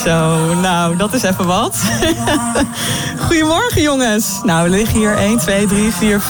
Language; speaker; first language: Dutch; native; Dutch